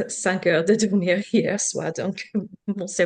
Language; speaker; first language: French; non-native, learner; English